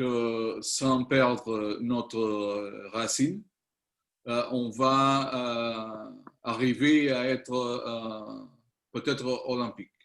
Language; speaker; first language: French; non-native, learner; Spanish